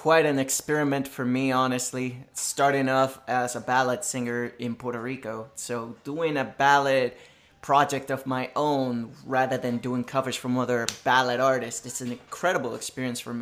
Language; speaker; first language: English; non-native, fluent; Spanish